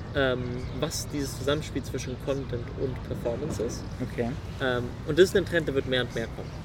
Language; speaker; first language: German; early bilingual, other home language; Swedish